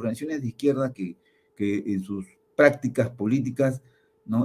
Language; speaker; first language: Spanish; native; Spanish